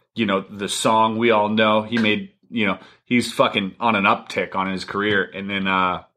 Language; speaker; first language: English; early bilingual, other home language; German